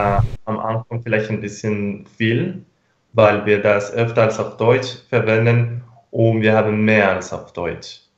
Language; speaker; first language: German; non-native, fluent; Spanish